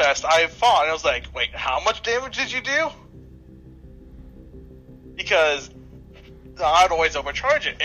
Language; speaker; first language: English; native; English